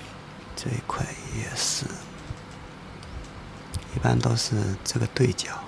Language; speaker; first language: Chinese; native; Chinese